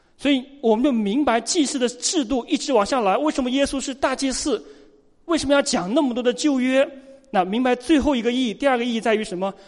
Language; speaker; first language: Chinese; native; Chinese